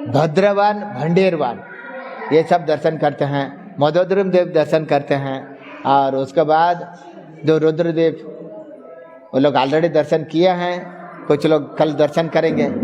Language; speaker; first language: Hindi; non-native, local second language; Kannada